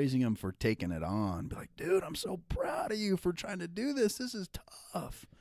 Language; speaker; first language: English; native; English